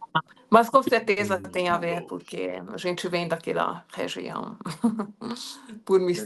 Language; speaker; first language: Portuguese; non-native, fluent; Hungarian